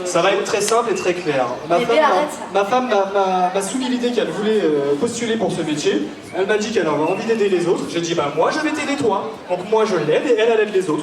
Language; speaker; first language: French; native; French